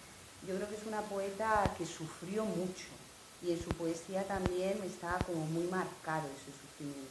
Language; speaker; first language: Spanish; native; Spanish